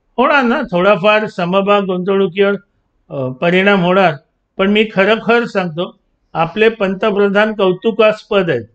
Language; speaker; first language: Marathi; native; Marathi